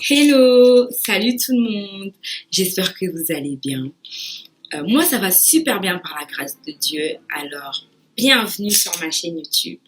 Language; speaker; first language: French; early bilingual, other home language; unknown